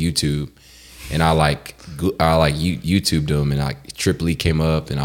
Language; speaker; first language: English; native; English